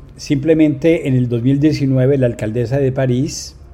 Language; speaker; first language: Spanish; native; Spanish